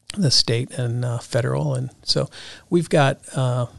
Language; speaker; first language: English; native; English